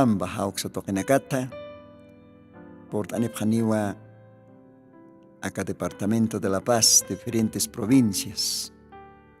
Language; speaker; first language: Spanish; non-native, local second language; Aymara